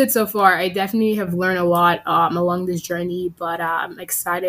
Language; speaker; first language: English; native; English